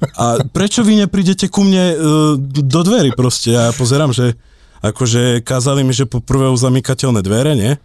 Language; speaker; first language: Slovak; native; Slovak